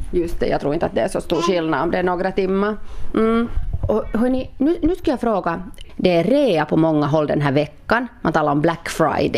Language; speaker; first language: Swedish; native; Swedish